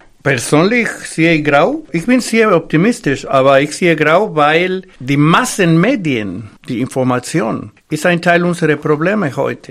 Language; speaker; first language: German; non-native, learner; Spanish